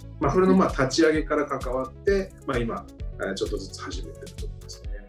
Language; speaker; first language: Japanese; native; Japanese